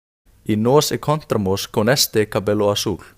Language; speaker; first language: Spanish; non-native, learner; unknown